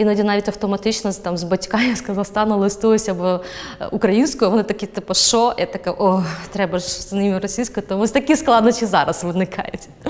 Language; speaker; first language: Ukrainian; non-native, fluent; Kazakh